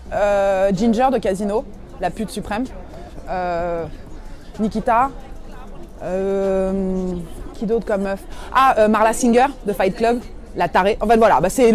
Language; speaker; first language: French; native; French